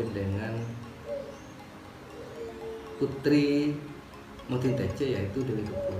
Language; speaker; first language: Indonesian; non-native, local second language; Madurese